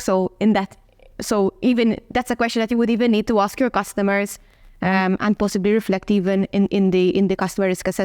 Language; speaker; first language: English; non-native, local second language; Maltese